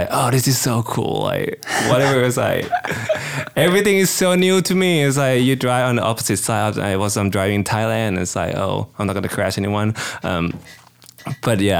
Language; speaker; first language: English; non-native, fluent; Thai